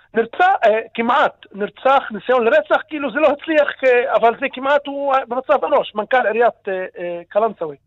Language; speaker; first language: Hebrew; non-native, local second language; Arabic